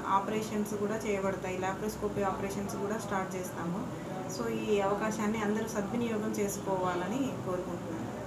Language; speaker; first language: Telugu; non-native, local second language; Lambadi